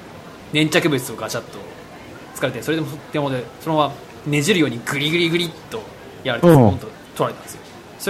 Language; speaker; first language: Japanese; native; Japanese